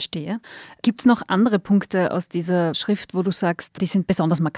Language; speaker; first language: German; native; German